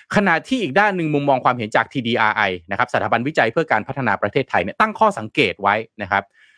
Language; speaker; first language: Thai; non-native, local second language; Lao